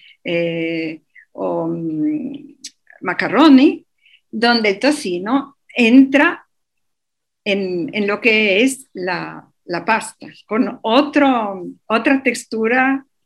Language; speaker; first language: Spanish; non-native, fluent; Italian